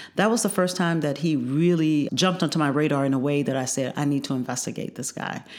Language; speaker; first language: English; native; English